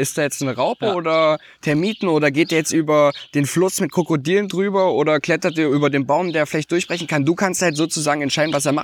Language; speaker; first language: German; native; German